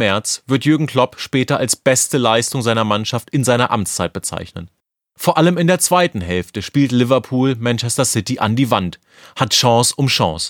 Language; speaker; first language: German; native; German